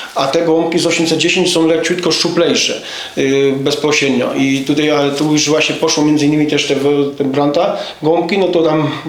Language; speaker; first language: Polish; native; Polish